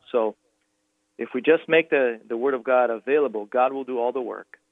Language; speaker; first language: English; non-native, fluent; Portuguese